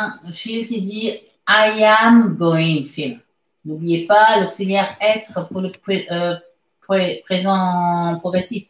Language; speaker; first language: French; native; French